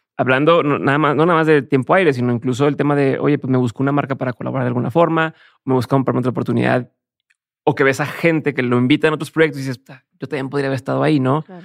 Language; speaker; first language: Spanish; native; Spanish